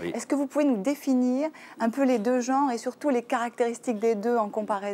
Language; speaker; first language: French; native; French